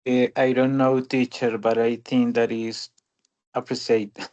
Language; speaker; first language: English; non-native, learner; Spanish